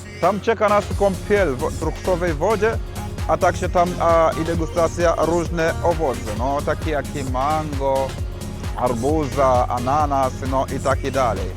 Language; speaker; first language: Polish; non-native, fluent; Swahili